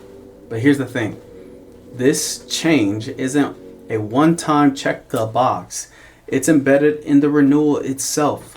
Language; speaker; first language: English; native; English